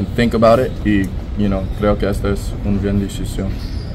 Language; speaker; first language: Spanish; early bilingual, other home language; English